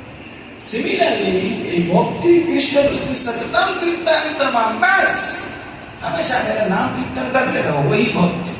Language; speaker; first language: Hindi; non-native, local second language; Bangla